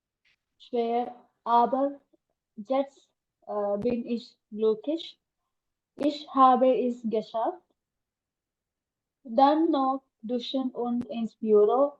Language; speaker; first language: German; non-native, learner; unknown